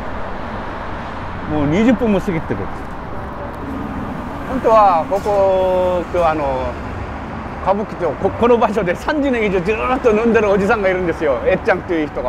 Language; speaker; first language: Japanese; non-native, fluent; Korean